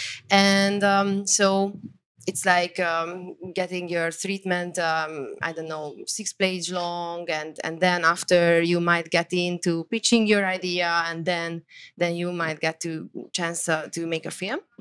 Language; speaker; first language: English; non-native, fluent; Hungarian